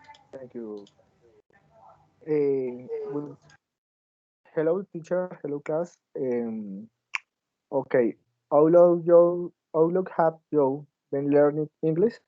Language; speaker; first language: English; non-native, learner; Spanish